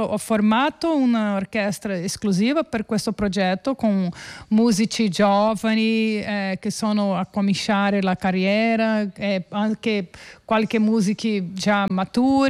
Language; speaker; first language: Italian; non-native, fluent; Portuguese